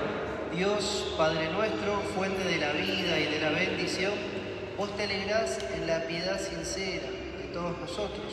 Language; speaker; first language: Spanish; native; Spanish